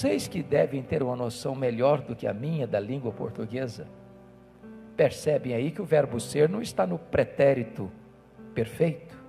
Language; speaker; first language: Portuguese; native; Portuguese